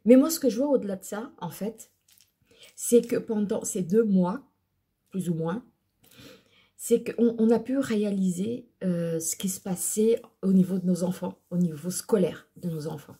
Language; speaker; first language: French; native; French